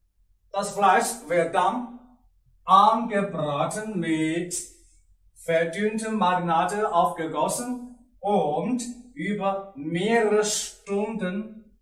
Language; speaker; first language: German; non-native, learner; Chinese